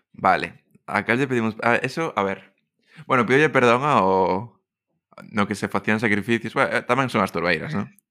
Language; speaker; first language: Galician; non-native, local second language; Spanish